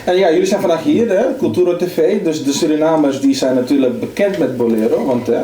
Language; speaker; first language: Dutch; native; Dutch